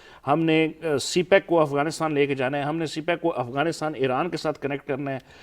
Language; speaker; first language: Urdu; native; Urdu